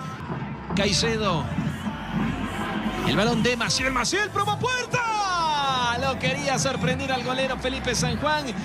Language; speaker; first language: Spanish; native; Spanish